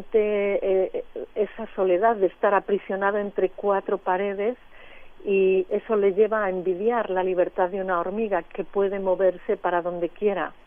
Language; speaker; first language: Spanish; native; Spanish